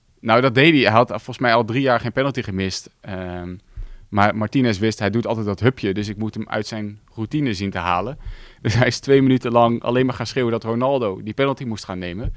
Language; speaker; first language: Dutch; native; Dutch